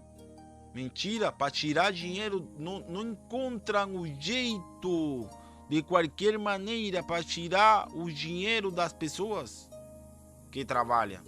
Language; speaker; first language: Portuguese; non-native, fluent; Spanish